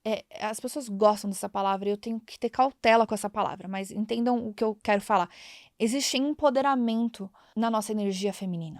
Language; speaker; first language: Portuguese; native; Portuguese